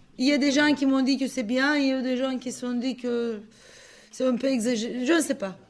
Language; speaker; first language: French; non-native, fluent; Turkish